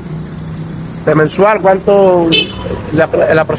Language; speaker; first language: Spanish; native; Spanish